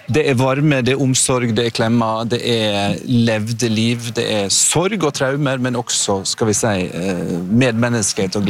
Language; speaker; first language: Norwegian; native; Norwegian